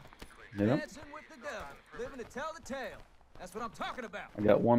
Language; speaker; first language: English; native; English